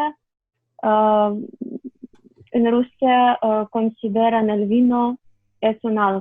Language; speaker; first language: Spanish; non-native, fluent; Russian